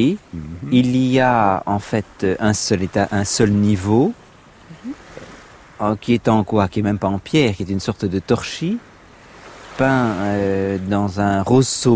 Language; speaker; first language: French; native; French